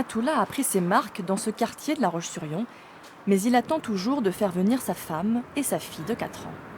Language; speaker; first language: French; native; French